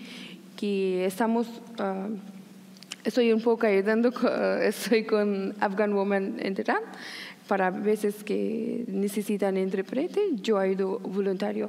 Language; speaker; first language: Spanish; non-native, learner; Persian